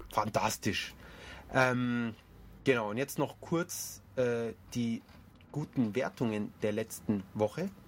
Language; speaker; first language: German; early bilingual, other home language; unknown